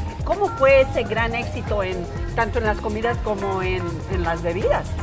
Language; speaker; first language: Spanish; native; Spanish